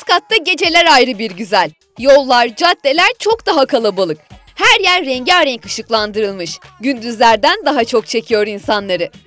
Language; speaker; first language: Turkish; native; Turkish